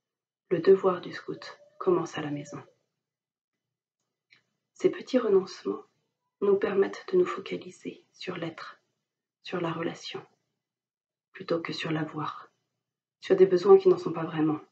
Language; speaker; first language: French; native; French